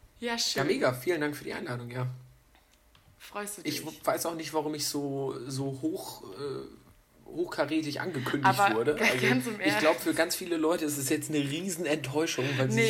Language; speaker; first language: German; native; German